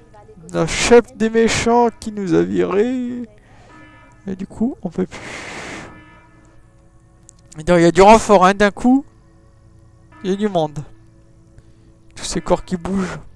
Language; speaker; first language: French; native; French